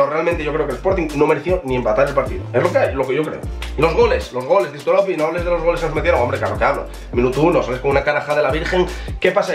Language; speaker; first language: Spanish; native; Spanish